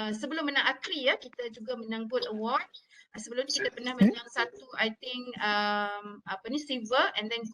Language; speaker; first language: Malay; native; Malay